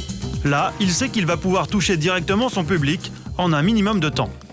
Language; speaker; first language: French; native; French